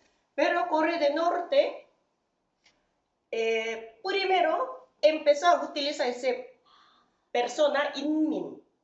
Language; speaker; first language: Spanish; non-native, fluent; Korean